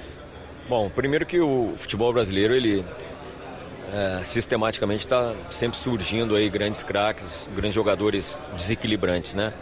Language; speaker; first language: Portuguese; native; Portuguese